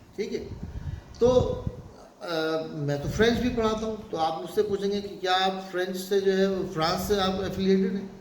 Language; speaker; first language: Urdu; native; Urdu